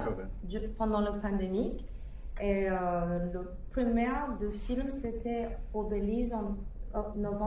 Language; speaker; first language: French; non-native, fluent; English